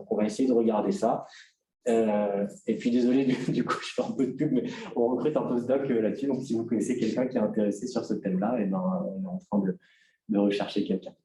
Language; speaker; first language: French; native; French